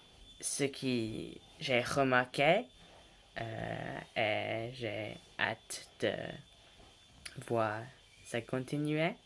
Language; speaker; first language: French; non-native, learner; English